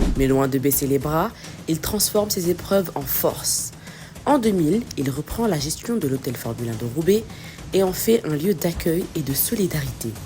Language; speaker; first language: French; early bilingual, other home language; Wolof